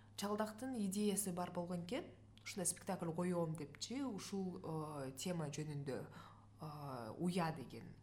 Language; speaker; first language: Kyrgyz; non-native, local second language; Russian